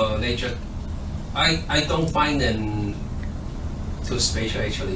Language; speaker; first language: English; non-native, fluent; Chinese